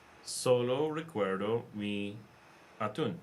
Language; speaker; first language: Spanish; non-native, learner; English